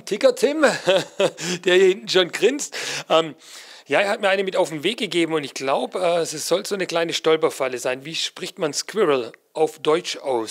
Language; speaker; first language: German; native; German